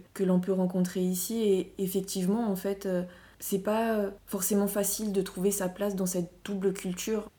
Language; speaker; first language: French; non-native, local second language; Malagasy